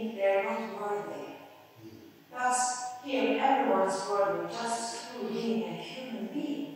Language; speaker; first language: English; non-native, fluent; Norwegian